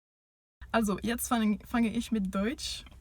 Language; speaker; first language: German; non-native, fluent; French